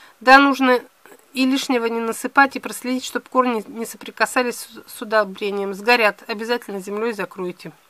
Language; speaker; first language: Russian; native; Russian